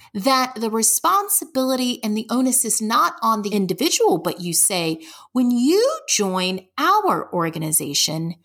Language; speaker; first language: English; native; English